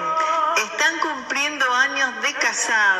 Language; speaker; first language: Spanish; native; Spanish